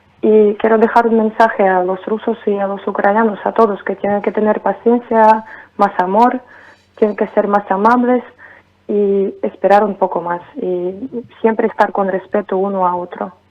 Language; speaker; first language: Spanish; non-native, fluent; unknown